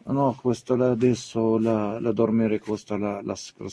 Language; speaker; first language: Italian; non-native, learner; Arabic